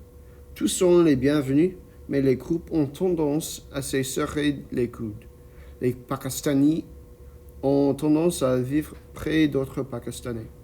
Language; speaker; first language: French; non-native, learner; English